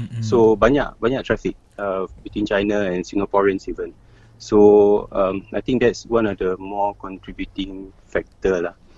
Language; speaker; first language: English; non-native, local second language; Malay